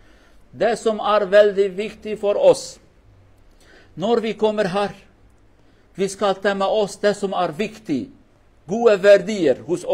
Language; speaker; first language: Norwegian; non-native, learner; Kurdish